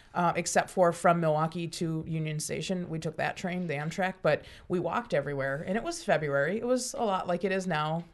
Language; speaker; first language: English; native; English